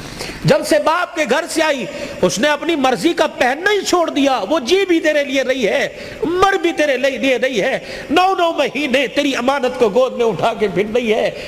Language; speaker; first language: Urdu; non-native, local second language; Punjabi